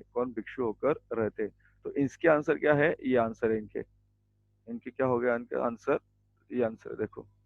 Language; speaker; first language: Hindi; non-native, local second language; Marathi